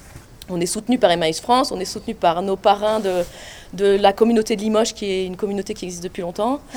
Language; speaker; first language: French; native; French